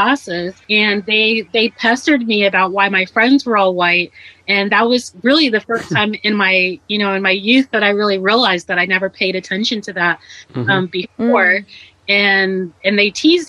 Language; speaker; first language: English; native; English